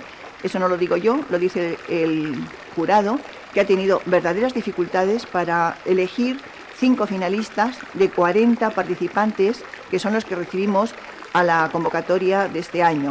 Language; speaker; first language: Spanish; native; Spanish